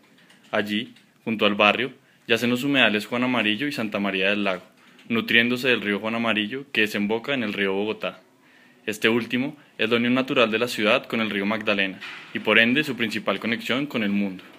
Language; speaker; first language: Spanish; native; Spanish